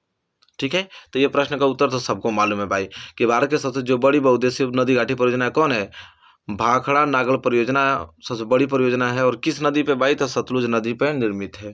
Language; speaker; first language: Hindi; native; Hindi